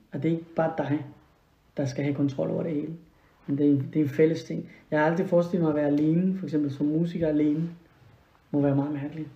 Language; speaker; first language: Danish; non-native, fluent; Spanish